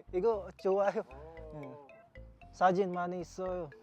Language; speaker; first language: Korean; non-native, learner; Filipino